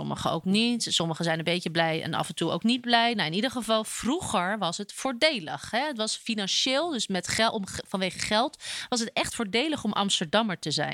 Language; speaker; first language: Dutch; native; Dutch